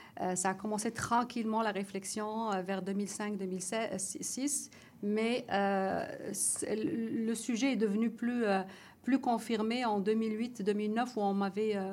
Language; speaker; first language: French; non-native, local second language; Arabic